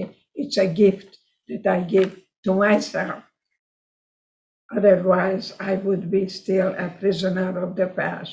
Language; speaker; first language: English; non-native, fluent; Hungarian